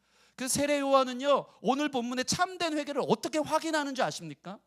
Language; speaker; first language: Korean; native; Korean